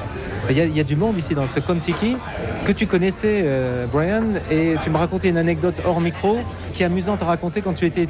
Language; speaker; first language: French; native; French